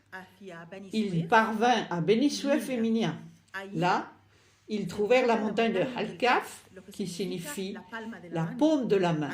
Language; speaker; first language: French; non-native, fluent; Arabic